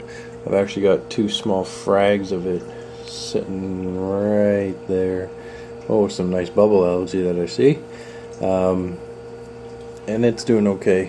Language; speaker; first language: English; native; English